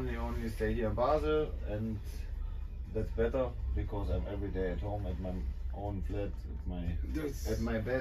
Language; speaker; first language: English; non-native, learner; German